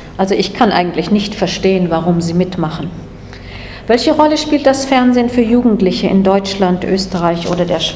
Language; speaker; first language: German; non-native, fluent; English